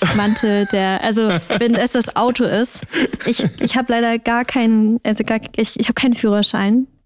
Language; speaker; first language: German; early bilingual, other home language; Vietnamese